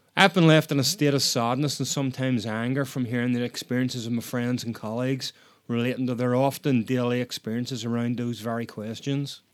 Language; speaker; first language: English; native; English